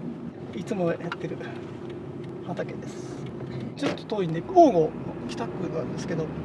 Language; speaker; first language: Japanese; native; Japanese